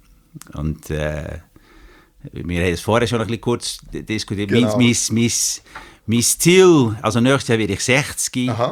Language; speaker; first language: German; non-native, fluent; Dutch